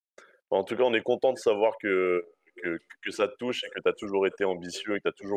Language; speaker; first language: French; native; French